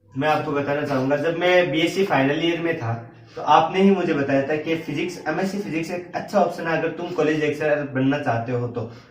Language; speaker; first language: Hindi; native; Hindi